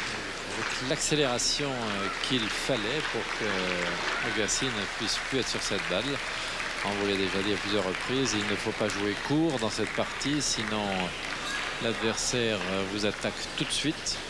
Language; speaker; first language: French; native; French